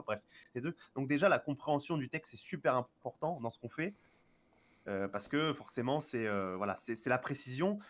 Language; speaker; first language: French; native; French